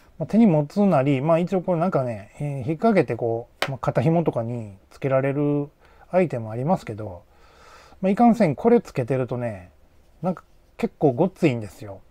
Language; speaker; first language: Japanese; native; Japanese